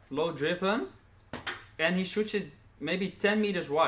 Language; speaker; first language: English; non-native, fluent; Dutch